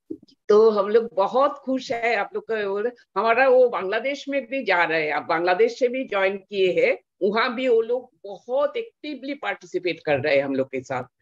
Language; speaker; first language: Hindi; non-native, local second language; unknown